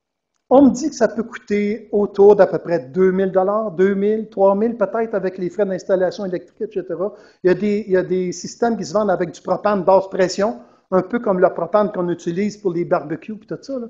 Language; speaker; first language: French; native; French